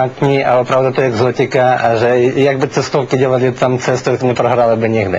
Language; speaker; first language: Czech; non-native, learner; Russian